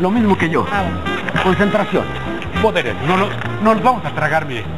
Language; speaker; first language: Spanish; native; Spanish